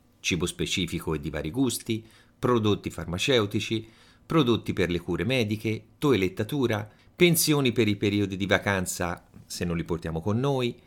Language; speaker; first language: Italian; native; Italian